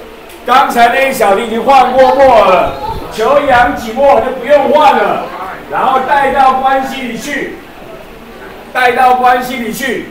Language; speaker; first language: Chinese; native; Chinese